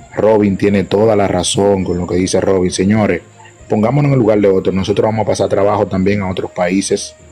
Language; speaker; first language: Spanish; native; Spanish